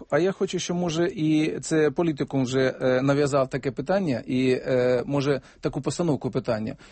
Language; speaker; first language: Ukrainian; non-native, fluent; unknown